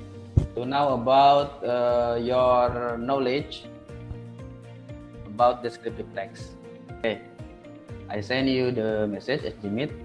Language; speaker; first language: English; non-native, learner; Indonesian